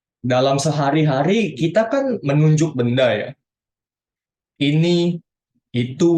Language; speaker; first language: Indonesian; native; Indonesian